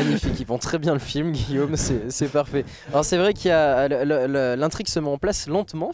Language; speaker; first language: French; native; French